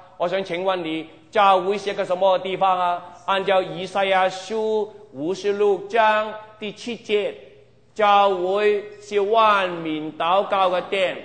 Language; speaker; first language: Chinese; non-native, local second language; Cantonese